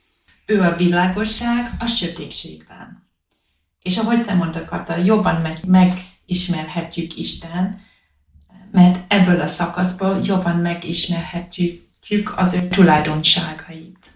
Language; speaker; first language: Hungarian; non-native, learner; English